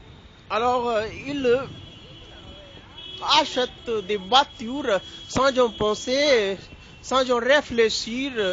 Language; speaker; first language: French; non-native, learner; Hindi